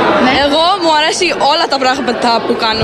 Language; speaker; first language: Greek; early bilingual, heritage; Greek